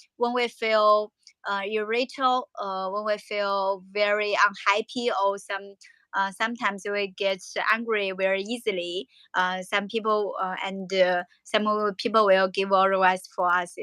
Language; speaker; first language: English; non-native, learner; Chinese